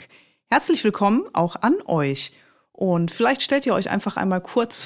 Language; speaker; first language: German; native; German